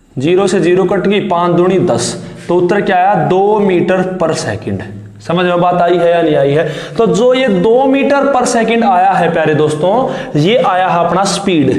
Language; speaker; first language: Hindi; native; Hindi